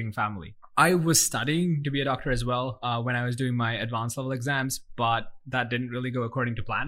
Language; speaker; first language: English; non-native, local second language; Sinhala